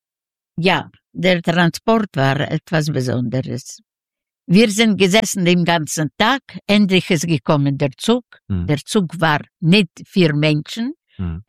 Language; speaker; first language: German; non-native, learner; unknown